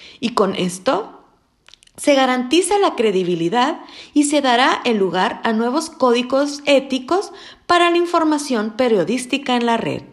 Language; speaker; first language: Spanish; native; Spanish